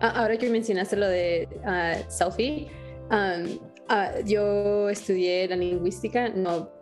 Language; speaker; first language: Spanish; early bilingual, heritage; Spanish